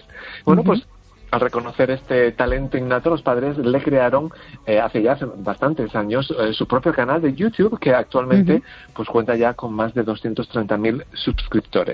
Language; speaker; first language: Spanish; native; Spanish